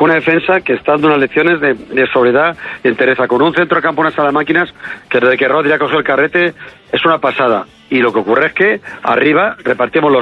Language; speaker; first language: Spanish; native; Spanish